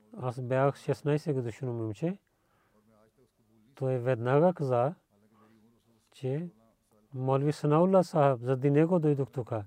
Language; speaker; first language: Bulgarian; non-native, learner; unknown